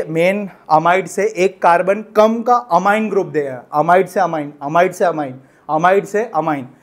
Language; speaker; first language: Hindi; non-native, local second language; Gujarati